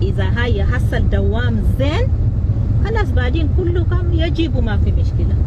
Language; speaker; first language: Arabic; non-native, learner; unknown